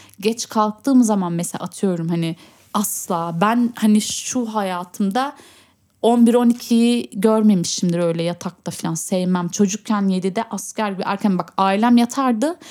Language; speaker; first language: Turkish; early bilingual, heritage; Turkish